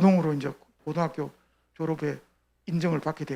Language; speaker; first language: Korean; native; Korean